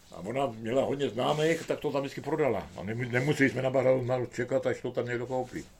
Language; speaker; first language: Czech; early bilingual, heritage; Czech